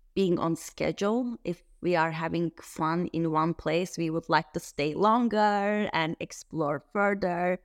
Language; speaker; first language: English; non-native, fluent; Turkish